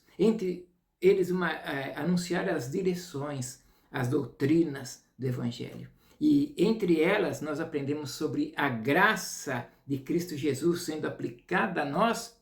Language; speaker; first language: Portuguese; native; Portuguese